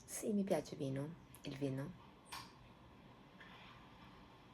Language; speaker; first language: Italian; non-native, learner; Portuguese